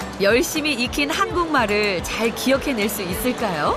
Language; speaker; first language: Korean; native; Korean